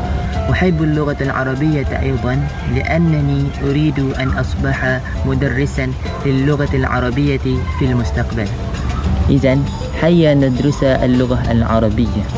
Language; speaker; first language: Arabic; non-native, learner; Malay